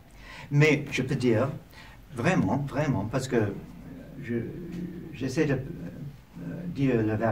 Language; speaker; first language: French; non-native, learner; English